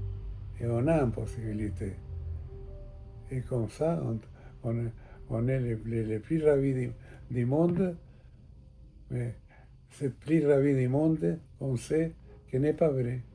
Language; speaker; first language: French; non-native, fluent; Spanish